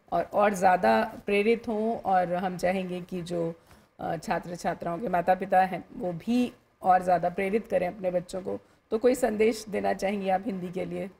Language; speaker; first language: Hindi; native; Hindi